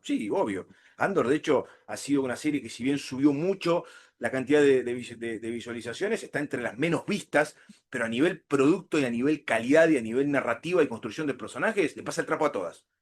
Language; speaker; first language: Spanish; native; Spanish